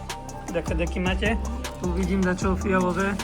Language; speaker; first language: Slovak; native; Slovak